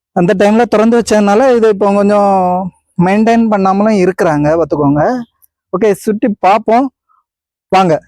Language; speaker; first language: Tamil; native; Tamil